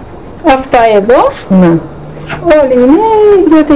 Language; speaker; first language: Greek; non-native, local second language; Turkish